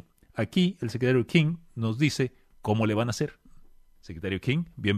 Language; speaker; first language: Spanish; native; Spanish